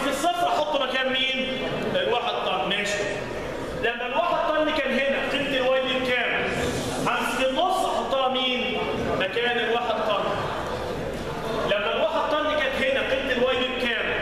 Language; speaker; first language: Arabic; native; Arabic